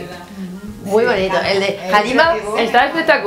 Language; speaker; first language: Spanish; native; Spanish